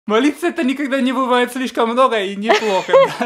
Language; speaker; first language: Russian; non-native, fluent; Spanish